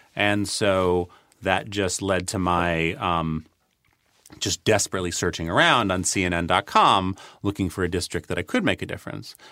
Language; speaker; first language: English; native; English